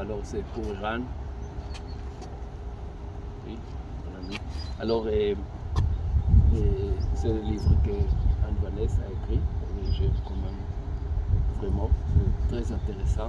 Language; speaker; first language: French; non-native, fluent; Hebrew